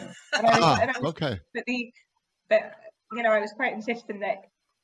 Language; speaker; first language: English; native; English